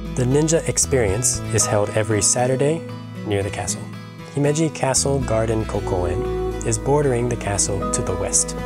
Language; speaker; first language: English; native; English